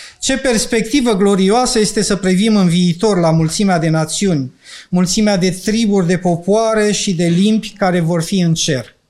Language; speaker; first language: Romanian; non-native, local second language; Ukrainian